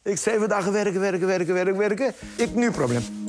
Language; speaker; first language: Dutch; non-native, learner; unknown